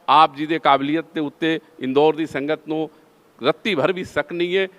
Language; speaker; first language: Hindi; non-native, local second language; Punjabi